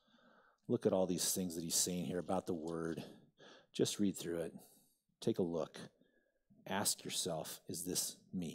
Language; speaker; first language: English; native; English